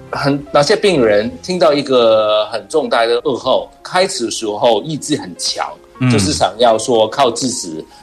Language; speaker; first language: Chinese; non-native, local second language; Cantonese